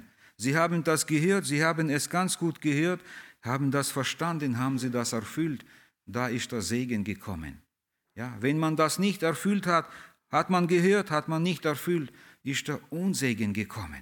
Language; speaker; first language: German; early bilingual, heritage; German